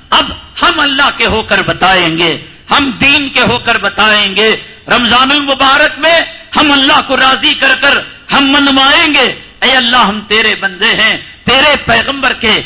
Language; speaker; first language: Urdu; native; Urdu